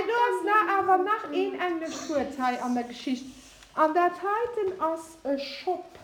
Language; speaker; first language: German; non-native, local second language; Luxembourgish